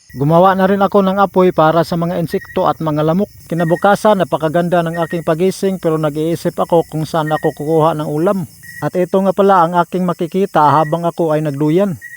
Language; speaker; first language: Filipino; non-native, local second language; Cebuano